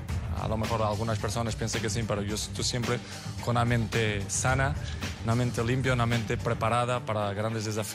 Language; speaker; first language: Spanish; non-native, fluent; Portuguese